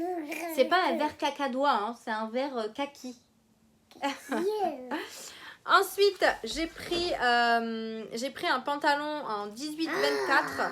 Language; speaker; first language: French; native; French